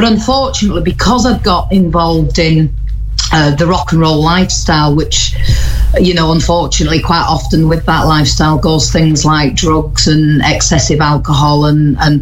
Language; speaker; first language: English; native; English